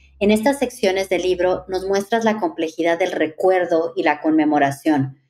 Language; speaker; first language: Spanish; native; Spanish